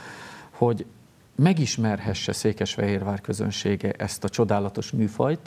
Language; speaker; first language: Hungarian; native; Hungarian